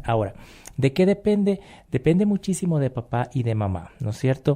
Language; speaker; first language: Spanish; native; Spanish